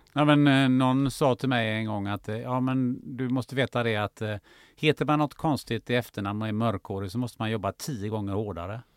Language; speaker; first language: Swedish; early bilingual, other home language; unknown